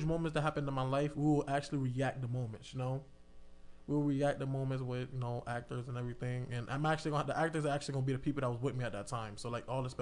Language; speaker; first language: English; native; English